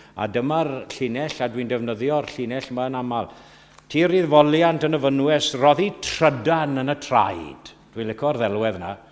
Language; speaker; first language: Welsh; native; Welsh